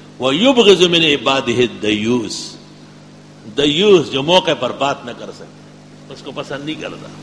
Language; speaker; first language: Urdu; non-native, local second language; Pashto